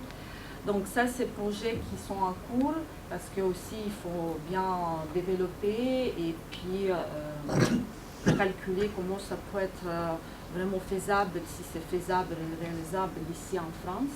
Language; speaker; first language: French; non-native, fluent; Ukrainian